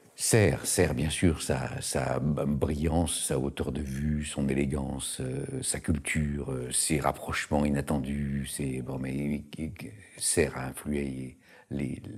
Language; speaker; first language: French; native; French